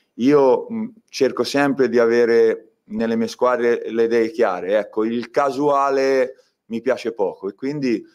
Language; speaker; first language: Italian; native; Italian